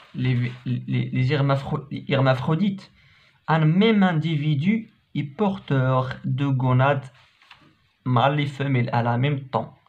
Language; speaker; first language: French; non-native, local second language; Arabic